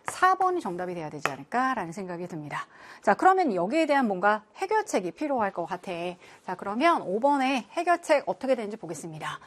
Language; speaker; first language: Korean; native; Korean